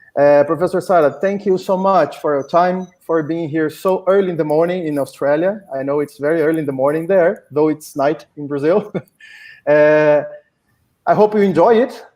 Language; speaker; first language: English; non-native, fluent; Portuguese